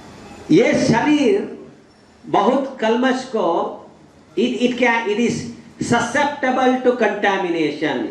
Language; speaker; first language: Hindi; non-native, learner; English